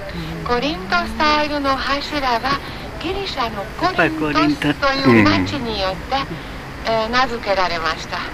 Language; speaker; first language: Japanese; non-native, fluent; Hungarian